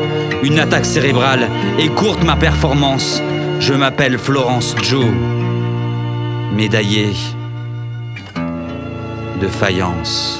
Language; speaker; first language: French; native; French